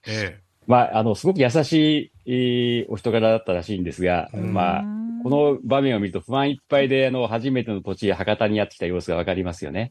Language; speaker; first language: Japanese; native; Japanese